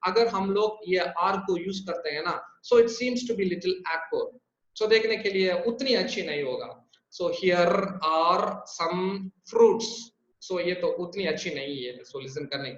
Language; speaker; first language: Hindi; non-native, local second language; Tamil